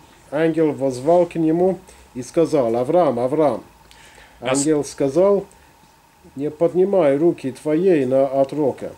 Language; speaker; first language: Russian; non-native, fluent; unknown